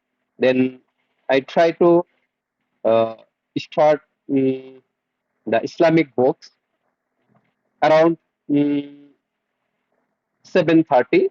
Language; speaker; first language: English; non-native, learner; Bangla